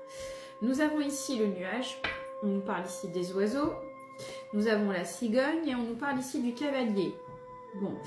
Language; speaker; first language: French; native; French